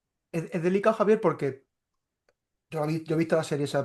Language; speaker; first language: Spanish; native; Spanish